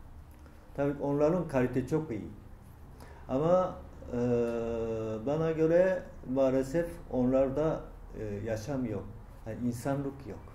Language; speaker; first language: Turkish; non-native, learner; Japanese